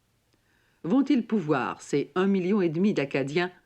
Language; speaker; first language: French; native; French